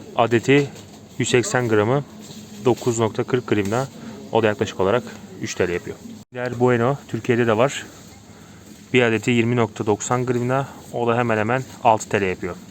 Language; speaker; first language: Turkish; native; Turkish